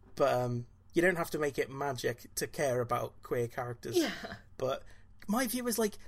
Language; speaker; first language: English; native; English